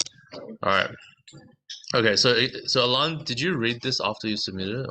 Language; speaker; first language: English; native; English